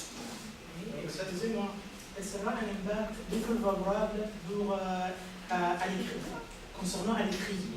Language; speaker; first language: French; non-native, learner; Arabic